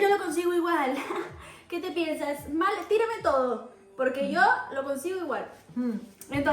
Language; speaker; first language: Spanish; early bilingual, other home language; Portuguese